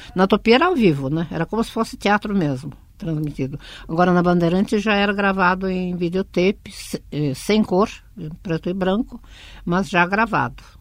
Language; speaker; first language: Portuguese; early bilingual, other home language; Russian